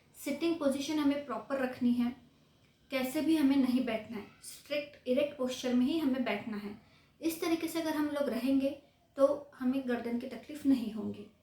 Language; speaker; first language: Hindi; non-native, local second language; Marathi